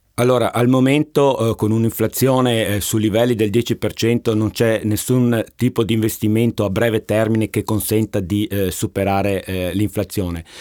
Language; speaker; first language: Italian; native; Italian